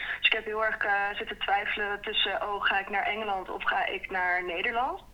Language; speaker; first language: Dutch; early bilingual, heritage; Dutch